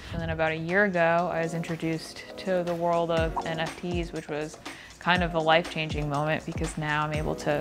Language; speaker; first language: English; native; English